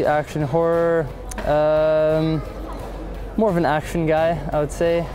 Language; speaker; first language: English; native; English